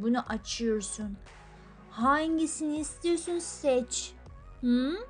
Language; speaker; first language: Turkish; non-native, fluent; Persian